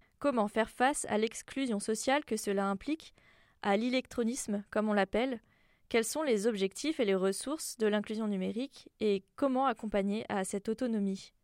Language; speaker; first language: French; native; French